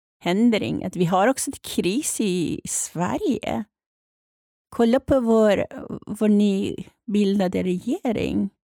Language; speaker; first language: Swedish; non-native, fluent; Persian